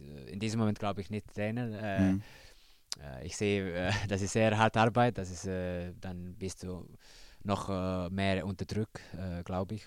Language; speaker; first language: German; non-native, learner; Finnish